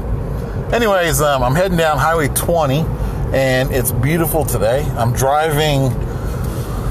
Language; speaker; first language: English; native; English